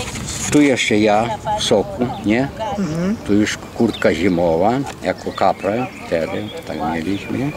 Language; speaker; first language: Polish; early bilingual, heritage; Polish